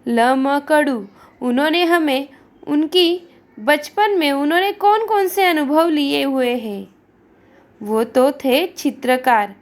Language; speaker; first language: Hindi; non-native, local second language; Marathi